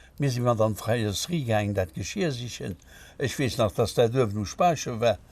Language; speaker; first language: Luxembourgish; native; Luxembourgish